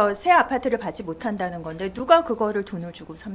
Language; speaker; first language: Korean; native; Korean